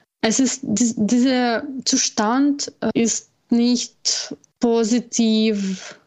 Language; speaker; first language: German; non-native, learner; Ukrainian